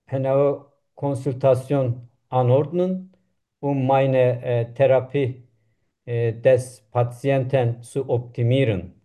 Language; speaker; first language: German; non-native, learner; Turkish